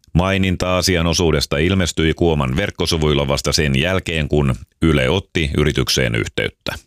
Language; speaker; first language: Finnish; native; Finnish